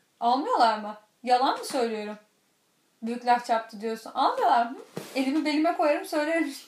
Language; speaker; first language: Turkish; native; Turkish